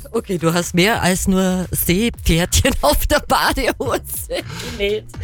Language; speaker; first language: German; native; German